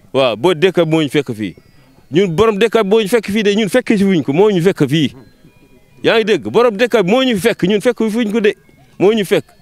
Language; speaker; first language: Wolof; non-native, local second language; Fula